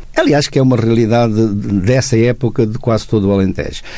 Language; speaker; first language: Portuguese; native; Portuguese